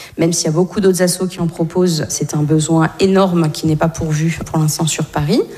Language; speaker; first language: French; native; French